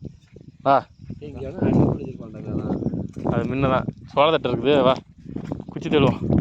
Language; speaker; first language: Tamil; native; Tamil